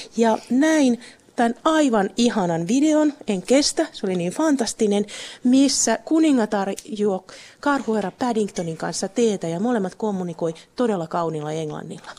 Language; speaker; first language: Finnish; native; Finnish